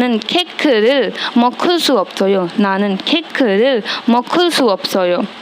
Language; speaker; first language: Korean; non-native, learner; Hindi